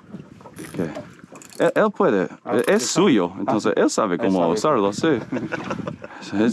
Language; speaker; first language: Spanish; non-native, learner; English